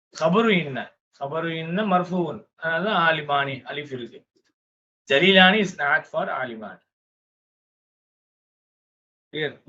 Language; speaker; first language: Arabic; non-native, fluent; Tamil